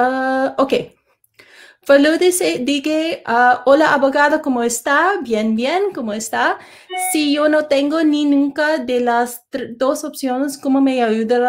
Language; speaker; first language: Spanish; non-native, learner; English